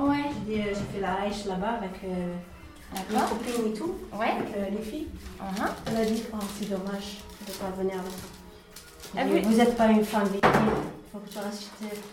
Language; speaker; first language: French; non-native, learner; Arabic